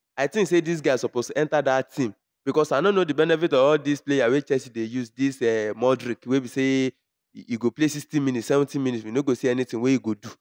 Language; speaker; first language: Nigerian Pidgin; non-native, local second language; Yoruba